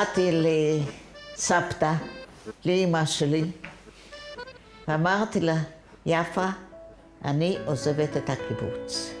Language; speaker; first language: Hebrew; non-native, fluent; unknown